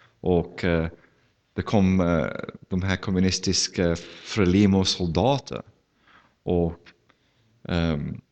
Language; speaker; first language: Swedish; non-native, fluent; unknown